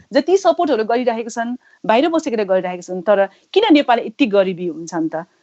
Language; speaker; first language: Nepali; native; Nepali